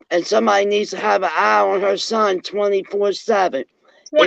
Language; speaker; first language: English; native; English